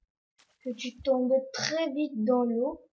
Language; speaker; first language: French; non-native, learner; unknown